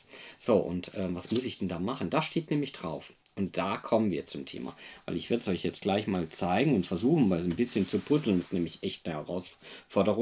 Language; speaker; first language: German; native; German